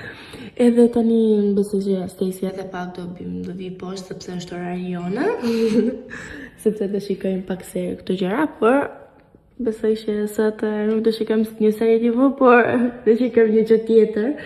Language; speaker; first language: Albanian; early bilingual, heritage; Albanian